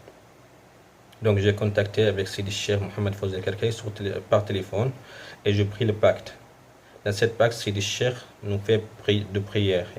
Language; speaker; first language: French; non-native, local second language; Arabic